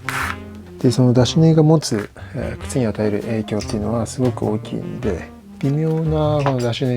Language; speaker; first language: Japanese; native; Japanese